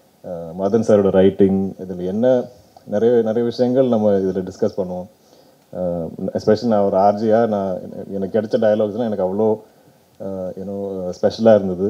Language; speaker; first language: Tamil; non-native, local second language; Malayalam